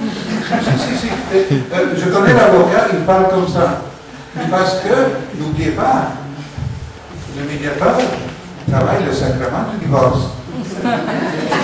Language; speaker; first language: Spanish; non-native, learner; Italian